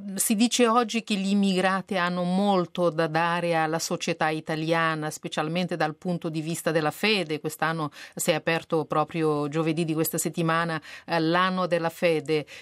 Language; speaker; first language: Italian; non-native, fluent; Kabuverdianu